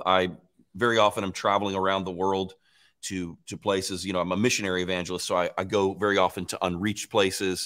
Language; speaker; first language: English; native; English